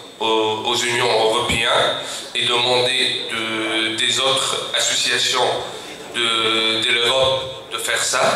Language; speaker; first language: French; non-native, local second language; Arabic